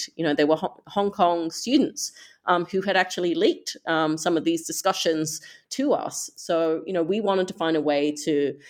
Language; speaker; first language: English; native; English